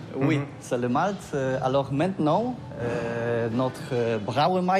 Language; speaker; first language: French; non-native, learner; Polish